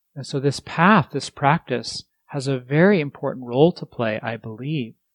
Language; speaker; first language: English; native; English